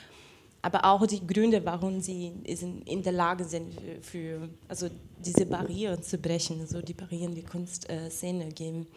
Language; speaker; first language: German; non-native, fluent; Portuguese